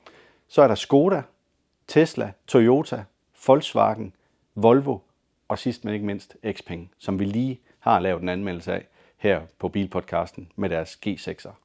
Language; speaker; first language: Danish; native; Danish